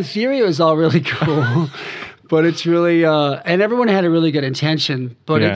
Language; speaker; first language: English; native; English